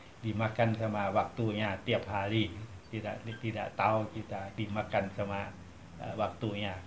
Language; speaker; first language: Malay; non-native, learner; Thai